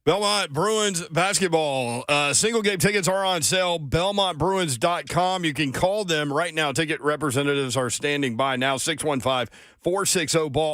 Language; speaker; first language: English; native; English